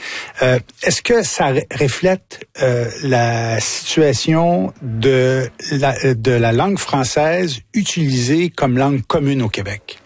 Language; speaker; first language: French; native; French